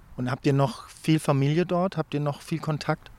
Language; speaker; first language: German; native; German